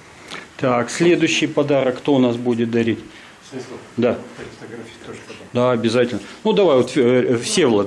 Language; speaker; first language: Russian; native; Russian